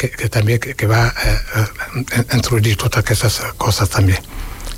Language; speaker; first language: Catalan; non-native, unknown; Wolof